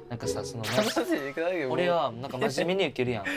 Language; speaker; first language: Japanese; native; Japanese